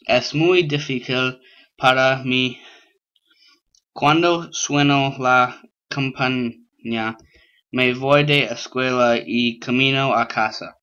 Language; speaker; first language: Spanish; non-native, learner; English